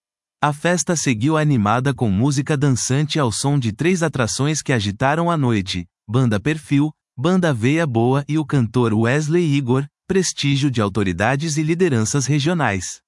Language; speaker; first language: Portuguese; native; Portuguese